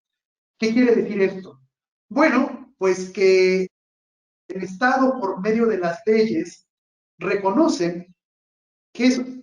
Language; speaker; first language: Spanish; native; Spanish